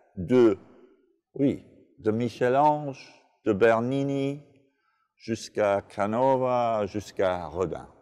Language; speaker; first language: French; non-native, fluent; English